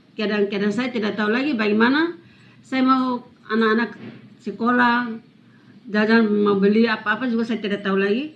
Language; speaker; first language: Indonesian; non-native, local second language; Tetum